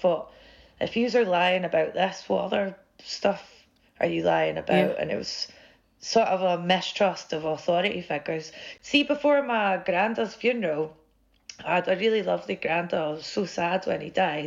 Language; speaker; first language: English; native; English